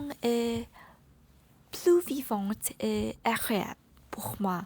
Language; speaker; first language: French; non-native, learner; Vietnamese